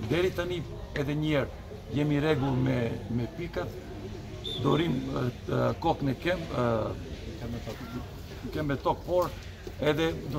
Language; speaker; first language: Albanian; non-native, learner; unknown